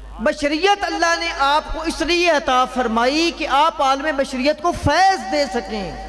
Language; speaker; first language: Urdu; non-native, local second language; Punjabi